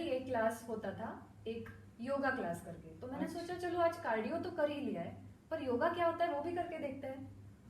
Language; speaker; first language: Hindi; non-native, local second language; Marathi